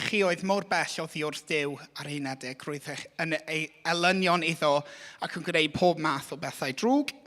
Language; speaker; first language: Welsh; non-native, local second language; English